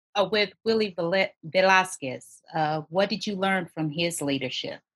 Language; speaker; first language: English; native; English